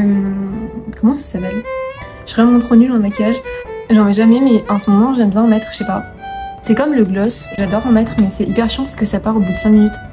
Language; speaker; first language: French; native; French